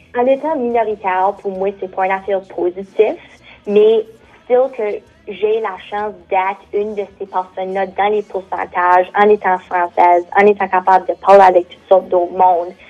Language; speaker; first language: French; native; French